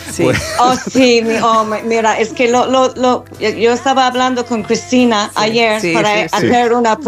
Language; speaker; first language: Spanish; non-native, learner; English